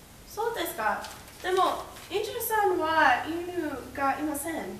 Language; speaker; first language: Japanese; non-native, learner; English